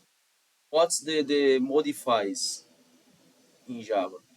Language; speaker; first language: English; non-native, learner; Portuguese